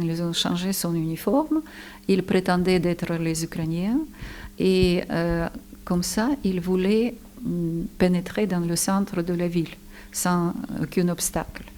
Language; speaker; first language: French; non-native, fluent; Ukrainian